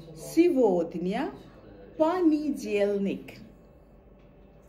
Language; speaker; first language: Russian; non-native, fluent; Bangla